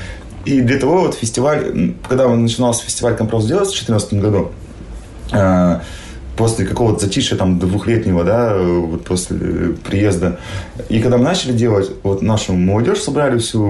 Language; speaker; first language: Russian; native; Russian